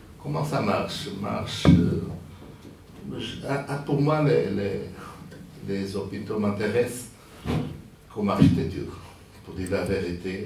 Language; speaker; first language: French; non-native, fluent; Portuguese